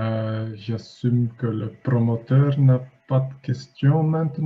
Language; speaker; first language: French; non-native, fluent; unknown